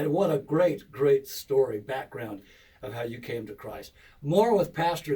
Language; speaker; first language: English; native; English